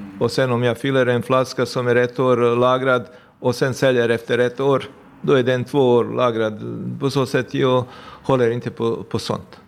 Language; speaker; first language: Swedish; non-native, fluent; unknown